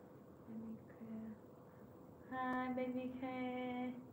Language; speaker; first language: English; non-native, learner; Vietnamese